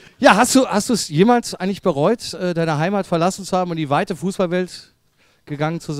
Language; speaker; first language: German; native; German